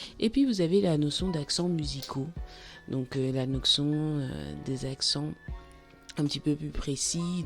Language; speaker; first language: French; native; French